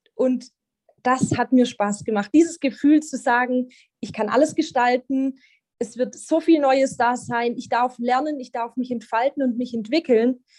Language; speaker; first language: German; native; German